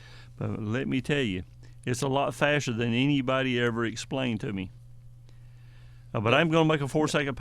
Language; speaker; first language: English; native; English